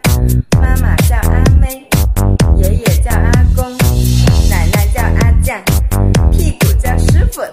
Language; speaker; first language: Chinese; non-native, local second language; Hakka Chinese